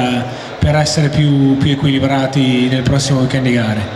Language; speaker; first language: Italian; native; Italian